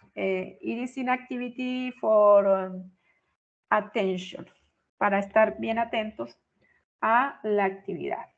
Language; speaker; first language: English; non-native, fluent; Spanish